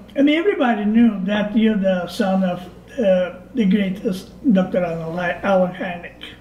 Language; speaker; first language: English; non-native, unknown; Bulgarian